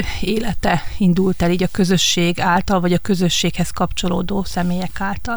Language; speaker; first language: Hungarian; native; Hungarian